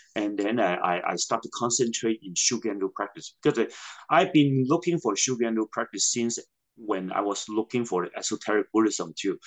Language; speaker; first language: English; non-native, local second language; Cantonese